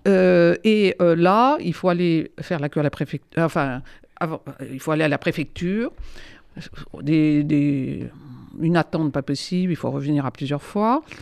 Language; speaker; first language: French; native; French